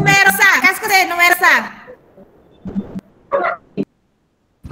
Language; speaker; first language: French; non-native, fluent; Indonesian